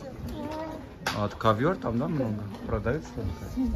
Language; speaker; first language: Russian; non-native, learner; Turkish